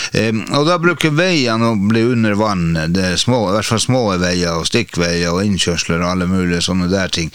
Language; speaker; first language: Norwegian; native; Norwegian